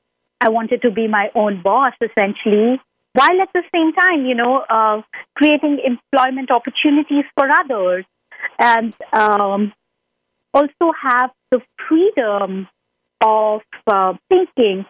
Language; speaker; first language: English; non-native, local second language; Hindi